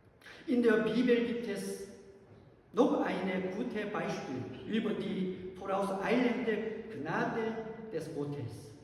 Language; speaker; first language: German; non-native, learner; Korean